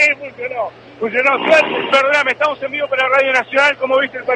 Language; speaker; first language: Spanish; native; Spanish